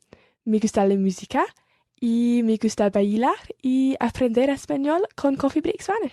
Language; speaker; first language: Spanish; non-native, learner; English